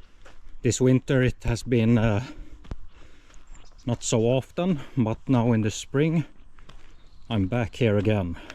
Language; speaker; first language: English; non-native, fluent; Swedish